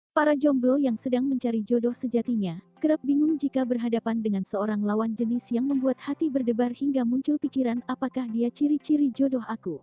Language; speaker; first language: Indonesian; native; Indonesian